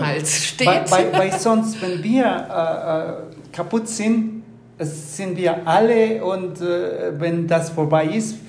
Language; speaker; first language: German; non-native, fluent; Spanish